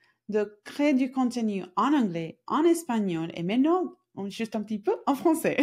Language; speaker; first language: French; non-native, fluent; Spanish